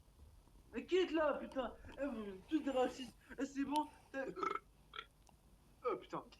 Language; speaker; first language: French; native; French